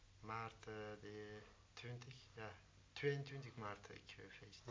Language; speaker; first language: Dutch; non-native, learner; Turkish